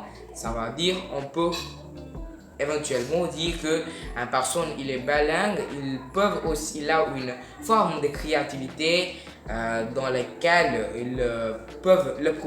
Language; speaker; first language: French; non-native, learner; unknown